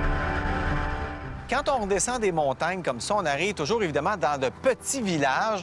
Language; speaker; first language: French; native; French